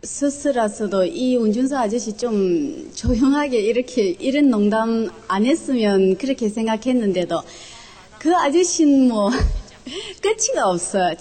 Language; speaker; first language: Korean; non-native, local second language; Chinese